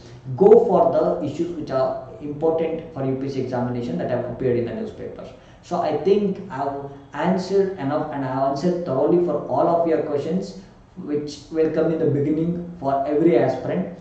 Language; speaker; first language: English; non-native, local second language; Kannada